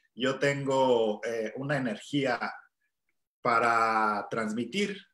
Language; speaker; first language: Spanish; native; Spanish